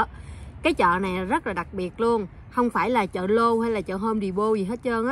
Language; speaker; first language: Vietnamese; native; Vietnamese